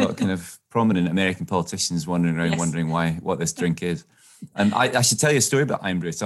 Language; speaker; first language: English; native; English